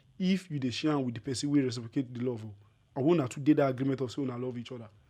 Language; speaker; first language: Nigerian Pidgin; non-native, local second language; Yoruba